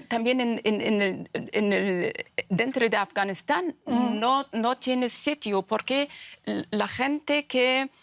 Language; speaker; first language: Spanish; non-native, fluent; Persian